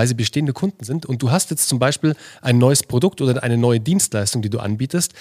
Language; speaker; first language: German; native; German